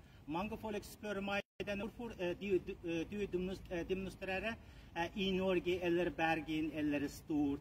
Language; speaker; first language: Norwegian; non-native, learner; Uyghur